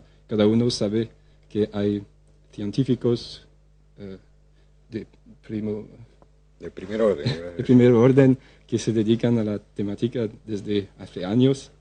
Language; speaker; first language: Spanish; non-native, fluent; French